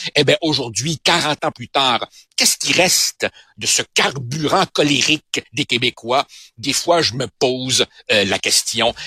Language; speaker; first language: French; early bilingual, other home language; Spanish